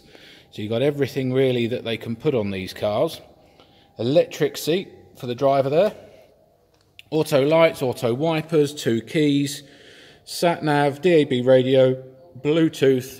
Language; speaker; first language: English; native; English